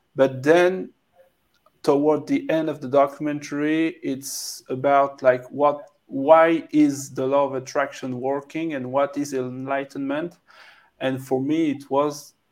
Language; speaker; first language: English; non-native, fluent; French